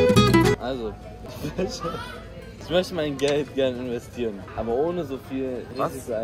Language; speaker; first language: German; native; German